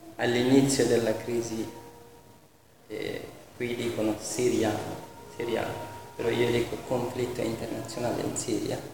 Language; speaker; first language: Italian; non-native, fluent; Persian